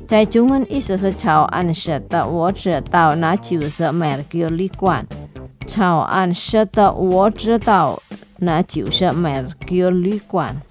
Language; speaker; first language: Chinese; non-native, fluent; Indonesian